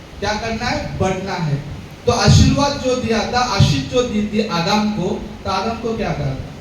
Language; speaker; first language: Hindi; non-native, local second language; Marathi